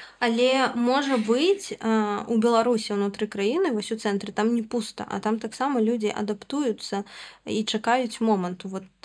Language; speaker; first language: Belarusian; non-native, local second language; Russian